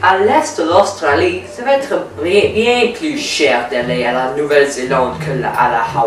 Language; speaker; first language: French; non-native, learner; English